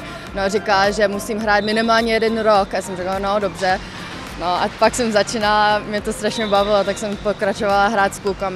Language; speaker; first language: Czech; non-native, local second language; English